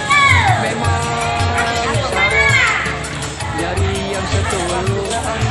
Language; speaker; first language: Malay; native; Malay